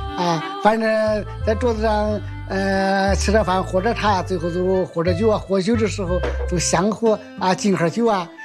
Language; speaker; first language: Chinese; native; Chinese